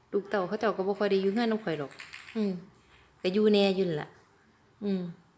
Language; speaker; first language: Thai; native; Thai